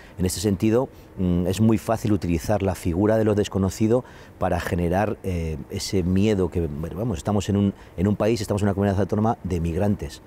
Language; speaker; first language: Spanish; native; Spanish